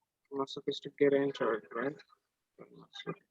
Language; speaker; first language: English; non-native, fluent; Bangla